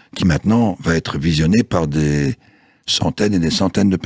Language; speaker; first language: French; native; French